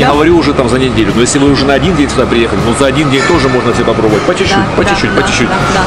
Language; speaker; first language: Russian; native; Russian